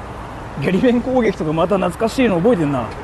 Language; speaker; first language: Japanese; native; Japanese